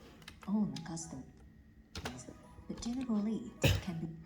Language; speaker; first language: English; non-native, learner; Vietnamese